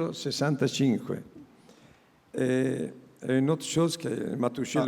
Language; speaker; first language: French; non-native, learner; Italian